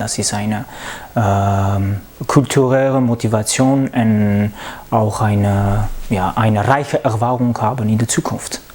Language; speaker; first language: German; non-native, learner; French